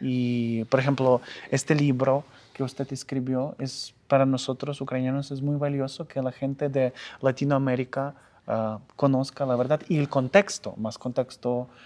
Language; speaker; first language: Spanish; non-native, fluent; Ukrainian